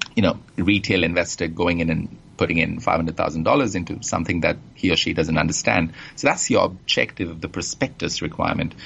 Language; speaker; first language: English; non-native, local second language; Bangla